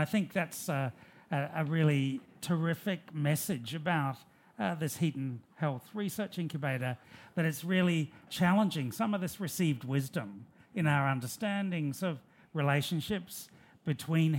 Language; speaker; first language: English; native; English